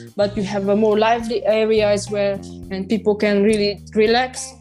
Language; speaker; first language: English; non-native, fluent; Romanian